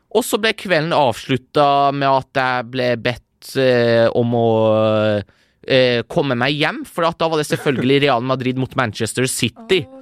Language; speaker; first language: Norwegian; native; Norwegian